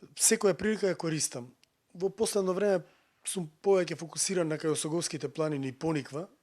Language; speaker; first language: Macedonian; native; Macedonian